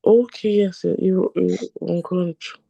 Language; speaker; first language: French; non-native, learner; English